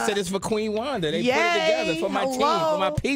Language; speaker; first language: English; native; English